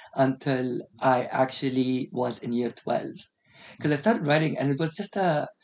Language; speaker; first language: English; non-native, fluent; Arabic